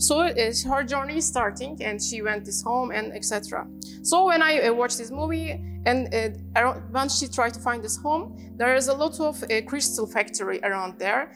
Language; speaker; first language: English; non-native, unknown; Turkish